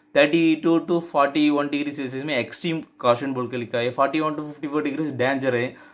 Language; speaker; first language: Hindi; non-native, local second language; Tamil